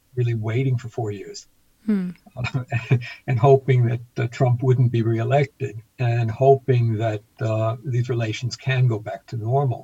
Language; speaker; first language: English; native; English